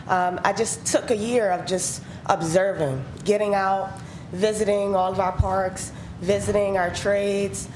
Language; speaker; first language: English; native; English